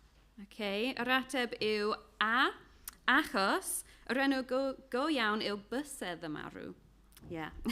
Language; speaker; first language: Welsh; non-native, fluent; English